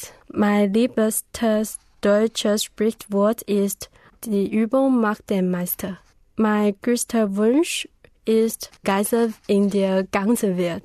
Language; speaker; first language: German; non-native, learner; Chinese